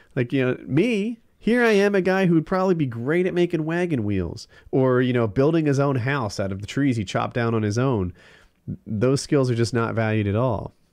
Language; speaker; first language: English; native; English